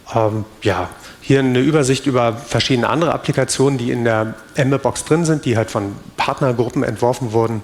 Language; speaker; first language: German; native; German